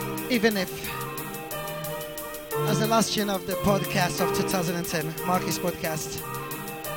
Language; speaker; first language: English; non-native, fluent; Portuguese